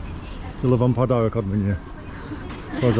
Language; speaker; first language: Russian; non-native, learner; English